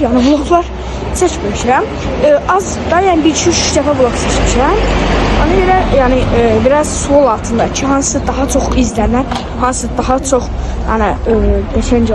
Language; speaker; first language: Turkish; non-native, learner; Azerbaijani